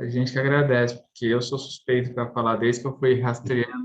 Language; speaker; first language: Portuguese; native; Portuguese